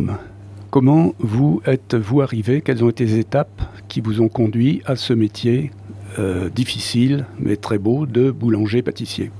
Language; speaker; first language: French; native; French